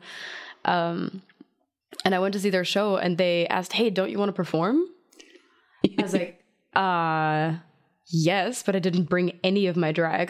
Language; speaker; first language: English; non-native, fluent; German